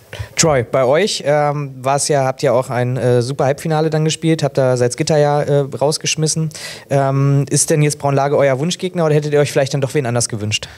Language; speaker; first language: German; native; German